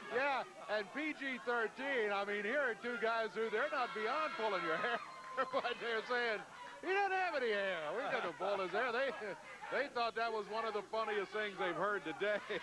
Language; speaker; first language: English; native; English